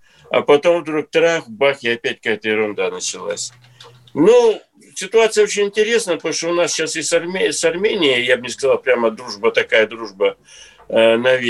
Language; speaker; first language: Russian; native; Russian